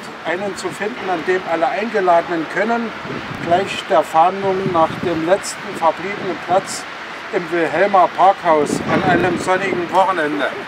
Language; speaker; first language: German; native; German